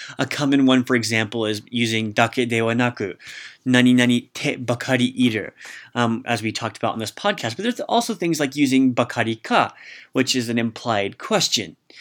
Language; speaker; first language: English; native; English